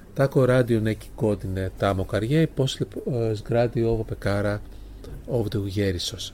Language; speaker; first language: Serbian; non-native, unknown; Greek